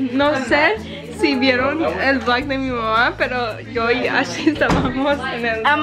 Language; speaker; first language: Spanish; early bilingual, other home language; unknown